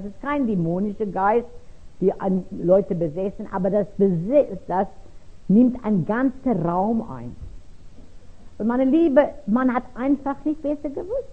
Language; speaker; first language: German; non-native, fluent; Afrikaans